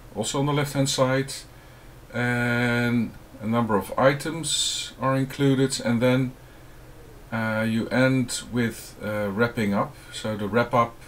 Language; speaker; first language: English; non-native, fluent; Dutch